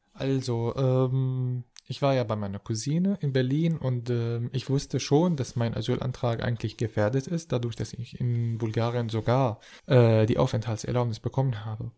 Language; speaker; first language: German; non-native, fluent; Arabic